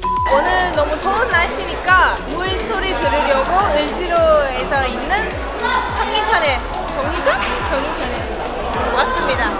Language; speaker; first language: Korean; non-native, learner; Turkish